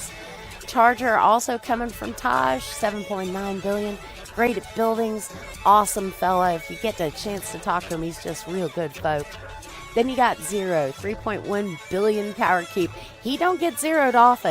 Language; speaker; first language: English; native; English